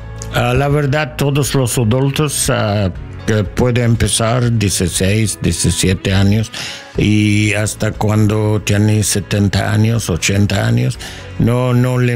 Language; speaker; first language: Spanish; non-native, learner; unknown